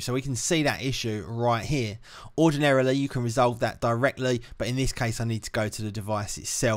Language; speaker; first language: English; native; English